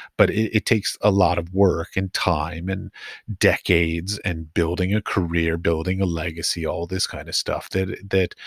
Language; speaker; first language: English; native; English